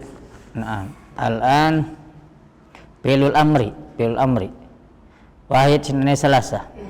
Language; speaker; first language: Arabic; non-native, fluent; Indonesian